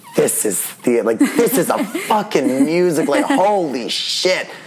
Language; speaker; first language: English; native; English